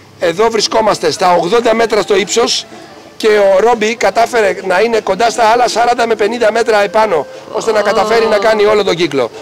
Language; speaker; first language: Greek; early bilingual, heritage; Greek